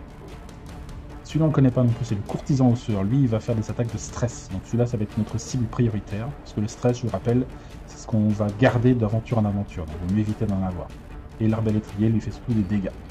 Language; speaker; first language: French; native; French